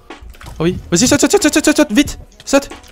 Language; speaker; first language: French; native; French